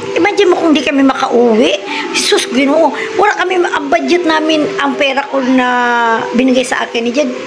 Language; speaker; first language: Filipino; non-native, local second language; Masbatenyo